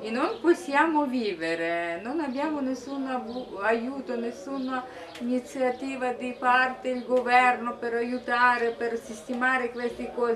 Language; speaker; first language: Italian; non-native, learner; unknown